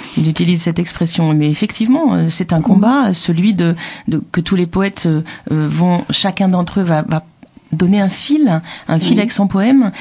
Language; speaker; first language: French; native; French